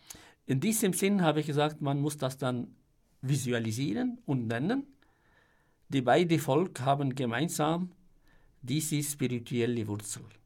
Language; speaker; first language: German; non-native, fluent; Arabic